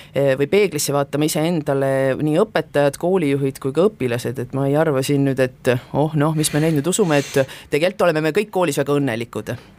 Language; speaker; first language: Estonian; native; Estonian